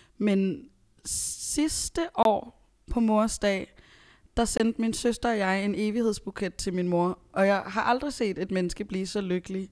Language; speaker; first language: Danish; early bilingual, other home language; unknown